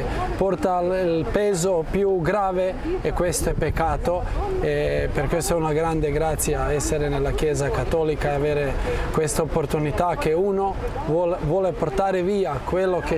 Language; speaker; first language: Italian; non-native, fluent; Croatian